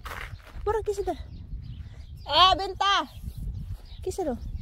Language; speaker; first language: Swedish; non-native, learner; Filipino